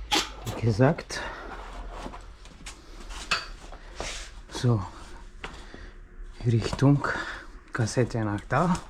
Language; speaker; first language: German; non-native, learner; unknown